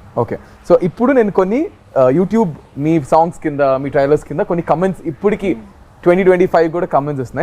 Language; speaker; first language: Telugu; native; Telugu